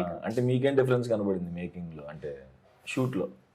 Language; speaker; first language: Telugu; native; Telugu